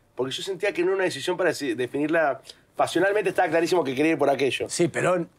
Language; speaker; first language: Spanish; native; Spanish